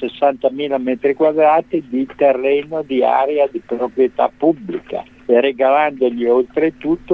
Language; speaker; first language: Italian; native; Italian